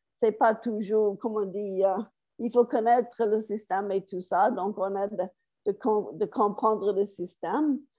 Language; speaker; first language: French; non-native, fluent; English